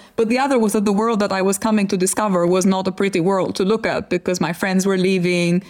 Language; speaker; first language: English; non-native, fluent; Albanian